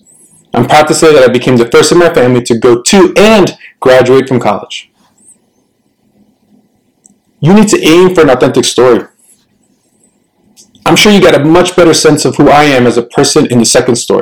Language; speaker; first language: English; early bilingual, other home language; Spanish